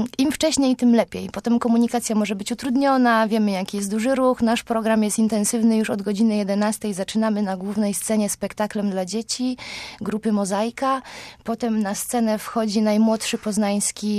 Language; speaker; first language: Polish; native; Polish